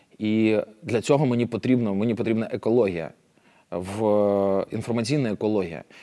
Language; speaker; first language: Ukrainian; non-native, local second language; Russian